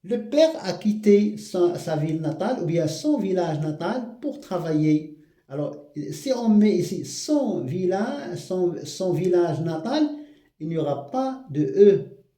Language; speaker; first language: French; non-native, local second language; Arabic